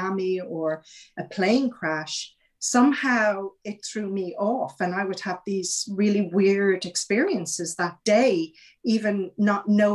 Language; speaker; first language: English; native; English